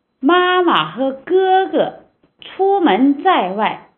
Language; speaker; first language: Chinese; non-native, fluent; Korean